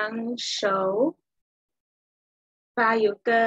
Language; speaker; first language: Chinese; non-native, learner; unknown